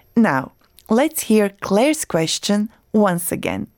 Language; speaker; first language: English; non-native, fluent; Croatian